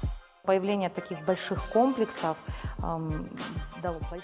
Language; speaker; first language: Russian; native; Russian